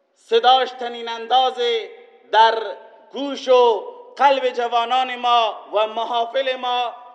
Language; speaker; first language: Persian; non-native, local second language; Baluchi